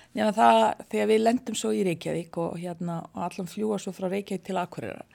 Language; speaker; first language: Icelandic; non-native, fluent; Bosnian